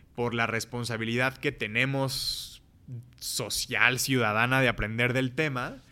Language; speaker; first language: Spanish; native; Spanish